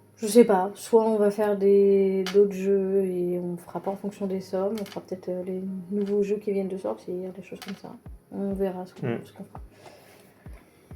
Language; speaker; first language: French; native; French